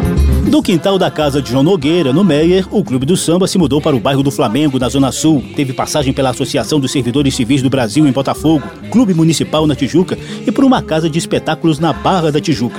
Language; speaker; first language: Portuguese; native; Portuguese